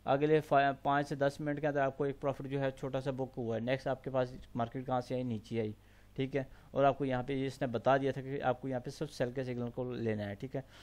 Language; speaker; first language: Urdu; non-native, local second language; Punjabi